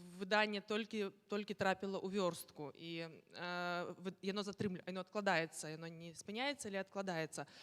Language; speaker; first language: Belarusian; non-native, local second language; Russian